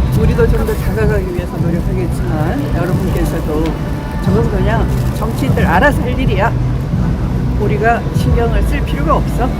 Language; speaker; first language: Korean; native; Korean